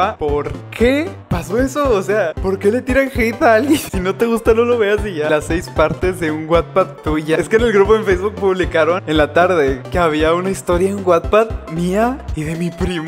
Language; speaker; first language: Spanish; native; Spanish